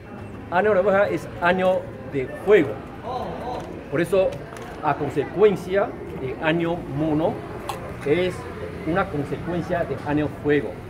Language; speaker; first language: Spanish; non-native, fluent; Chinese